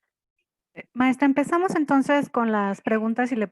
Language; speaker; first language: Spanish; native; Spanish